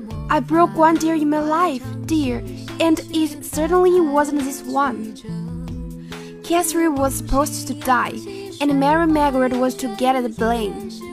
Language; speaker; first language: English; non-native, fluent; Chinese